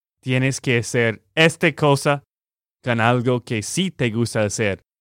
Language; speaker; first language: Spanish; non-native, fluent; English